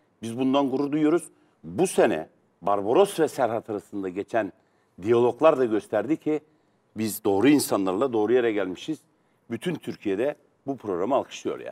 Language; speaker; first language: Turkish; native; Turkish